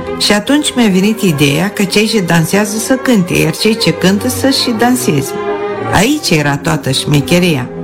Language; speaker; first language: Romanian; non-native, local second language; Russian